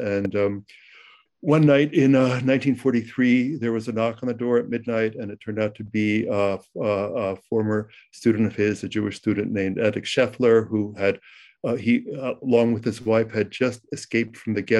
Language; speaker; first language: English; early bilingual, other home language; Ukrainian